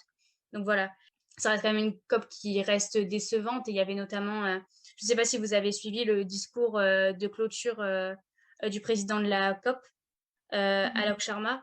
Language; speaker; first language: French; native; French